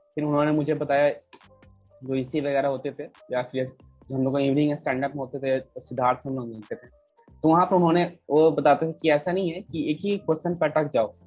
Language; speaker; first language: Hindi; native; Hindi